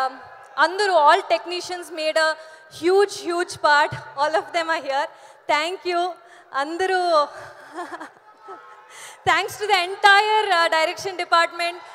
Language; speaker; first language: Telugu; non-native, learner; Kannada